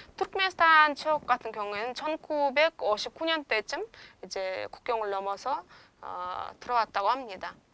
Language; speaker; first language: Korean; non-native, fluent; Turkmen